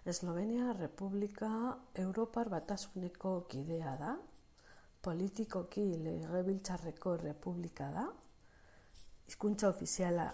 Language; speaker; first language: Basque; non-native, local second language; Spanish